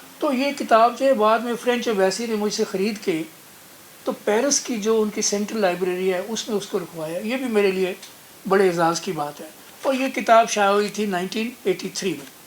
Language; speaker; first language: Urdu; non-native, local second language; Punjabi